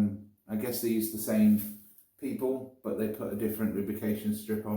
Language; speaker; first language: English; native; English